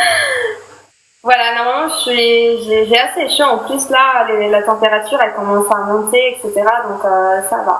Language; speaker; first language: French; native; French